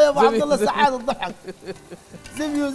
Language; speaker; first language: Arabic; native; Arabic